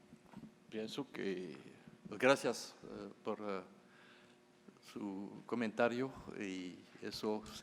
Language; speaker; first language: Spanish; non-native, fluent; French